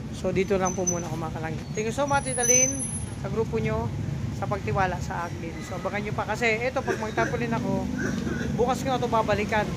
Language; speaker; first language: Filipino; non-native, local second language; Bikol